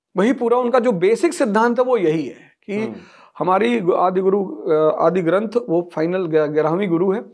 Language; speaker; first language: Hindi; native; Hindi